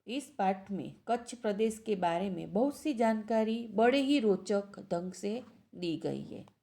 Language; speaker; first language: Hindi; non-native, local second language; Gujarati